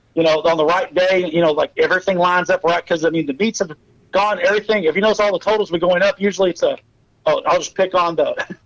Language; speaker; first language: English; native; English